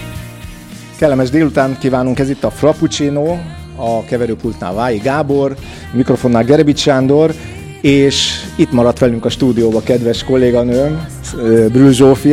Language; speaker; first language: Hungarian; native; Hungarian